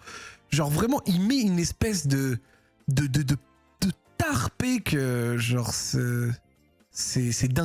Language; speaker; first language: French; native; French